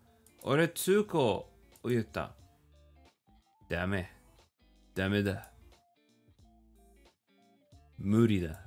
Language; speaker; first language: Japanese; non-native, learner; English